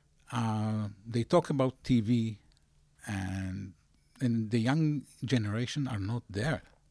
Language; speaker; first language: English; non-native, fluent; Hebrew